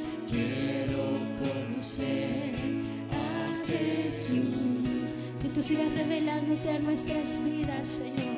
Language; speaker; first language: Spanish; native; Spanish